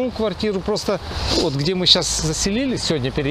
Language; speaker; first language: Russian; native; Russian